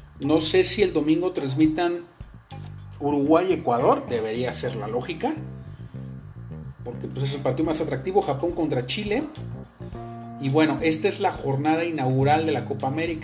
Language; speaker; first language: Spanish; native; Spanish